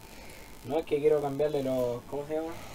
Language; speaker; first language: Spanish; native; Spanish